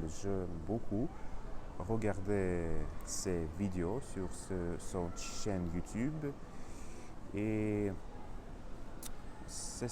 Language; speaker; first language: French; non-native, learner; Russian